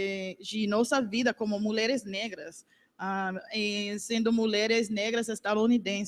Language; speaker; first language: Portuguese; non-native, learner; English